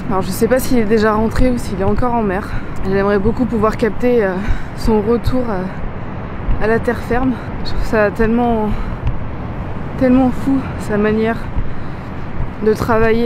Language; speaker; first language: French; native; French